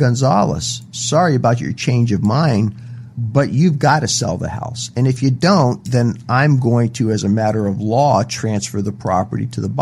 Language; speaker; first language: English; native; English